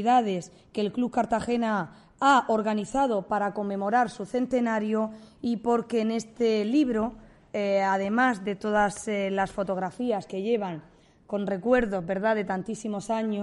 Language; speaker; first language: Spanish; native; Spanish